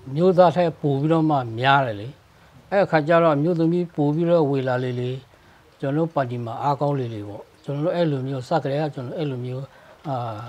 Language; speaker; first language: Burmese; non-native, local second language; Western Kayah